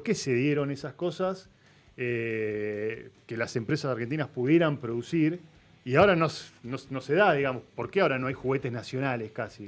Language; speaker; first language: Spanish; native; Spanish